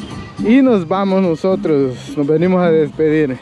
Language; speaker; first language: Spanish; native; Spanish